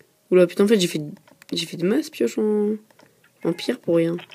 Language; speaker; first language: French; native; French